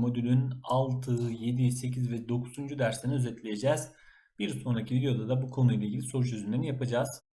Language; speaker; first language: Turkish; native; Turkish